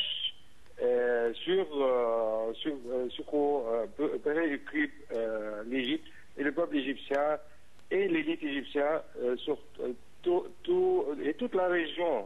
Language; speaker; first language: French; non-native, fluent; Arabic